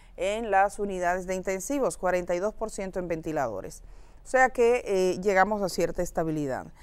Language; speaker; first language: Spanish; native; Spanish